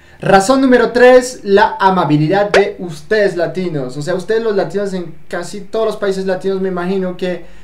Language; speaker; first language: Spanish; non-native, fluent; French